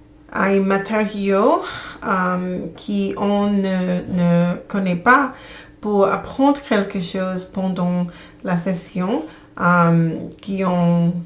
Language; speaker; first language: French; non-native, learner; English